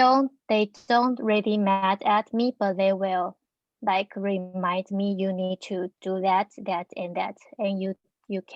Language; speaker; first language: English; non-native, learner; Chinese